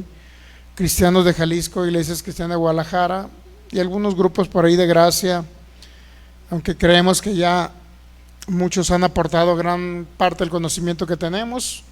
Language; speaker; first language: Spanish; native; Spanish